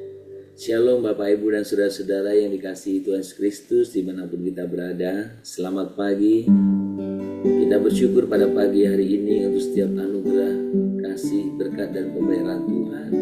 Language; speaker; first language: Indonesian; native; Indonesian